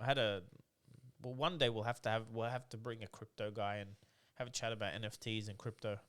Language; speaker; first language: English; native; English